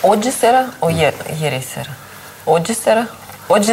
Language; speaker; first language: Italian; non-native, learner; Russian